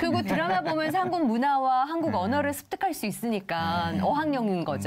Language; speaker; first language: Korean; native; Korean